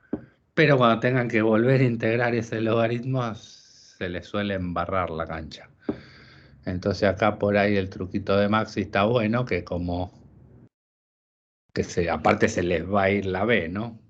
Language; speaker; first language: Spanish; native; Spanish